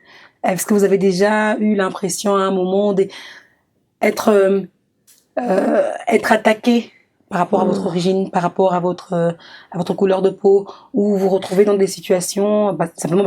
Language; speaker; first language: French; native; French